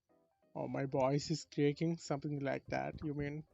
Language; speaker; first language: English; non-native, learner; Bangla